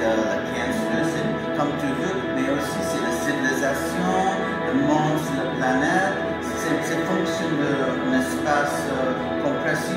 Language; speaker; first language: French; non-native, fluent; English